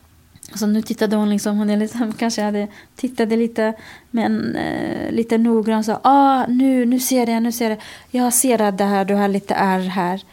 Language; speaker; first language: Swedish; non-native, fluent; Kurdish